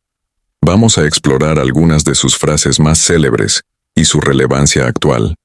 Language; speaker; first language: Spanish; native; Spanish